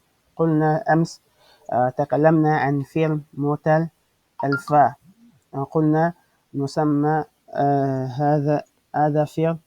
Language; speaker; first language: Arabic; non-native, fluent; French